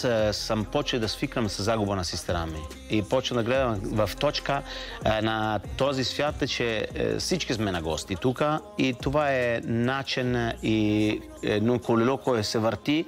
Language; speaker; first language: Bulgarian; non-native, fluent; Italian